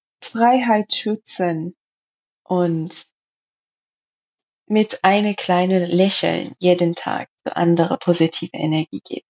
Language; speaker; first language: German; non-native, learner; Persian